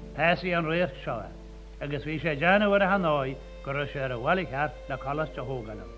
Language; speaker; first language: Irish; native; Irish